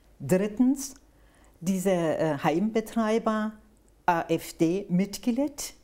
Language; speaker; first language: German; non-native, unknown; Turkish